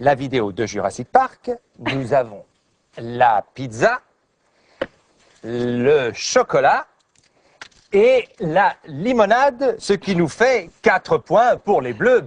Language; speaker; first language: French; native; French